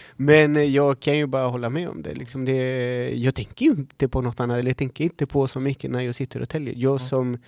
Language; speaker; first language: Swedish; non-native, fluent; Spanish